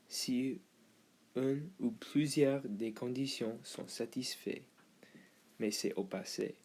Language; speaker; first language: French; non-native, learner; English